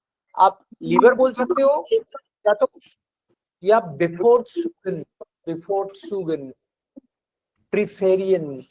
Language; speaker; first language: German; non-native, fluent; Hindi